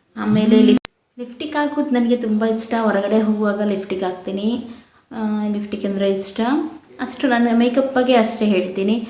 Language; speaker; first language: Kannada; non-native, local second language; Konkani